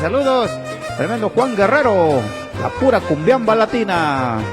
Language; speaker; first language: Spanish; native; Spanish